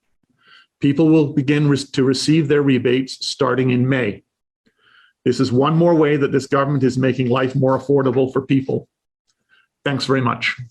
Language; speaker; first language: English; native; English